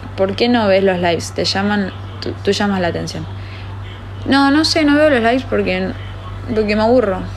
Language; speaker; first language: Spanish; native; Spanish